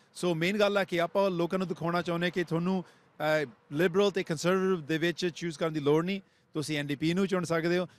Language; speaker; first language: Punjabi; early bilingual, heritage; Punjabi